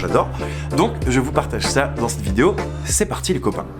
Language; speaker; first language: French; native; French